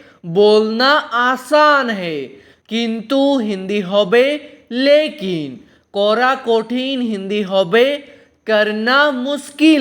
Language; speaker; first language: Hindi; non-native, local second language; Bangla